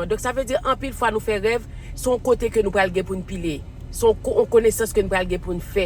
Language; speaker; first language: French; non-native, learner; Haitian Creole